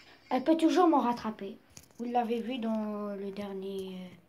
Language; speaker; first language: French; native; French